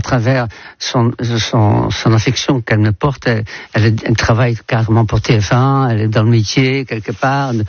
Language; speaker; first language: French; non-native, fluent; Dutch